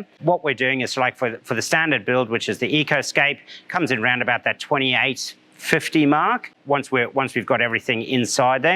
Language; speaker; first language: English; native; English